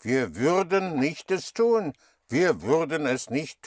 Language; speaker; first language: German; non-native, fluent; English